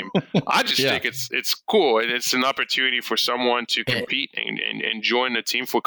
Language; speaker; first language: English; early bilingual, other home language; French